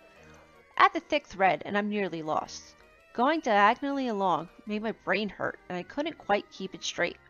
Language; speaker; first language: English; native; English